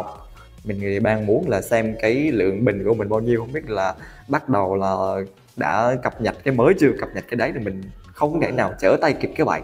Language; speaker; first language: Vietnamese; native; Vietnamese